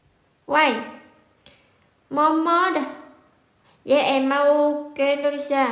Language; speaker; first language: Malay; non-native, learner; Vietnamese